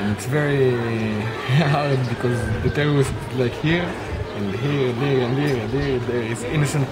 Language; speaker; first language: English; non-native, fluent; Hebrew